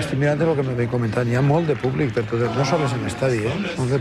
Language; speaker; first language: Catalan; native; Catalan